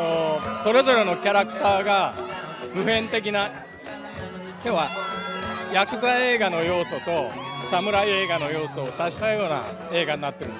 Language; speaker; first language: Japanese; native; Japanese